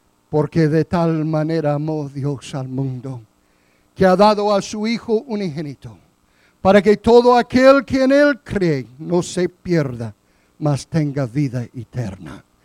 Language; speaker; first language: Spanish; non-native, fluent; English